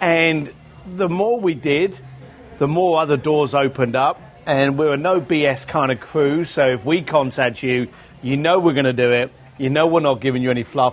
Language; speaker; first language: English; native; English